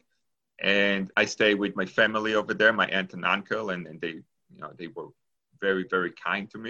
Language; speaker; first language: English; non-native, fluent; Hebrew